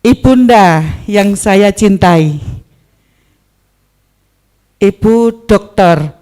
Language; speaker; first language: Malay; non-native, local second language; Javanese